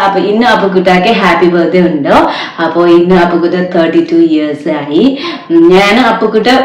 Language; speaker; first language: Malayalam; non-native, learner; Nepali